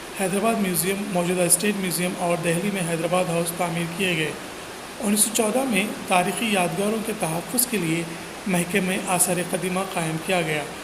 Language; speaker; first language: Urdu; native; Urdu